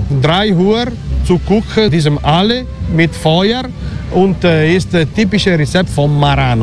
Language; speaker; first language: German; non-native, learner; Italian